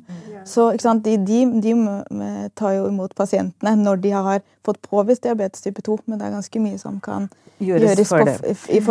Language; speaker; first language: Norwegian; native; Norwegian